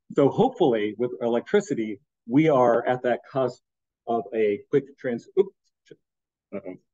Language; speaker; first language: English; native; English